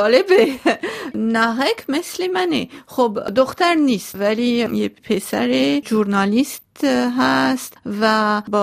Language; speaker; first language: Persian; non-native, local second language; Armenian